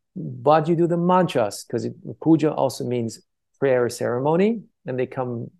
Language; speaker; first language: English; early bilingual, other home language; Persian